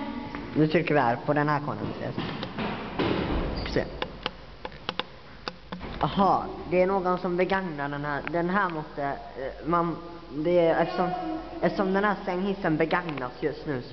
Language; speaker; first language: Swedish; native; Swedish